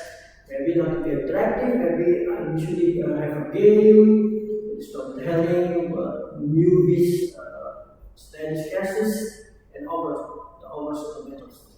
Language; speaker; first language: English; non-native, learner; Indonesian